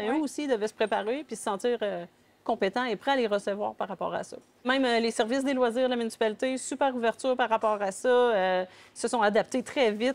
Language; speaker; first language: French; native; French